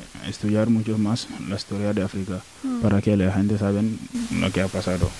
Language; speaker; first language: Spanish; non-native, learner; Wolof